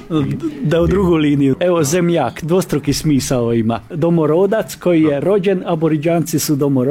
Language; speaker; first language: Croatian; native; Croatian